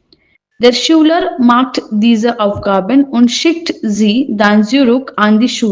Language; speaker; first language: German; non-native, fluent; Hindi